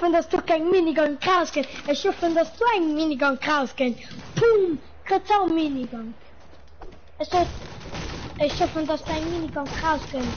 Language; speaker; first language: German; non-native, learner; Portuguese